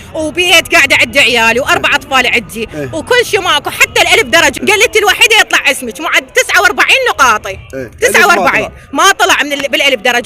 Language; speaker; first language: Arabic; native; Arabic